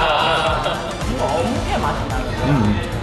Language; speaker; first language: Korean; native; Korean